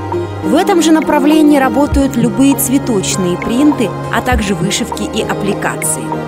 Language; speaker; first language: Russian; native; Russian